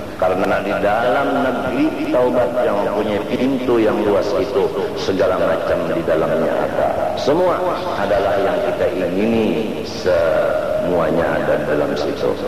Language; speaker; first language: Malay; non-native, local second language; Banjar